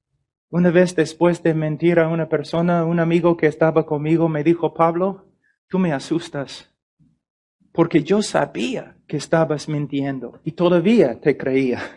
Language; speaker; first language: Spanish; non-native, fluent; English